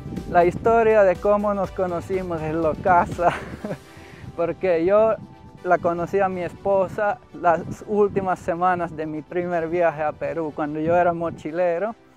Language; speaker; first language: Spanish; non-native, fluent; Finnish